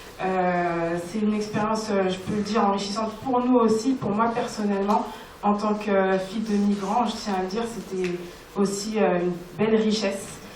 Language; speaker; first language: French; early bilingual, other home language; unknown